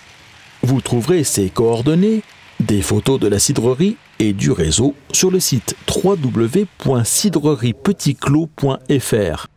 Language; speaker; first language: French; native; French